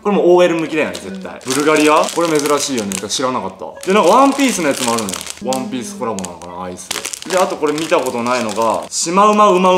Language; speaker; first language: Japanese; native; Japanese